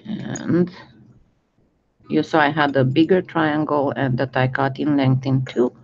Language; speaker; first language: English; non-native, fluent; French